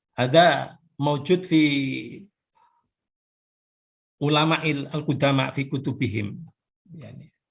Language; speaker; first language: Arabic; non-native, fluent; Indonesian